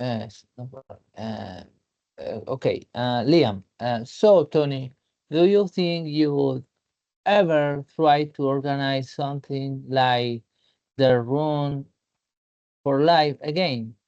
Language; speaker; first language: English; non-native, learner; Spanish